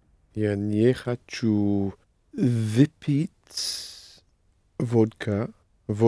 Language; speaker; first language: Russian; non-native, learner; English